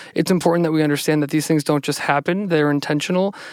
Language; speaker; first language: English; native; English